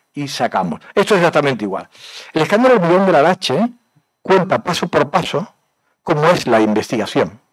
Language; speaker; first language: Spanish; native; Spanish